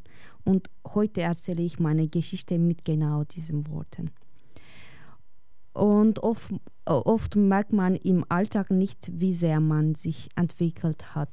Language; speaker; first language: German; non-native, learner; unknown